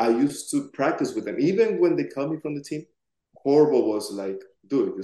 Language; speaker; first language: English; non-native, fluent; Spanish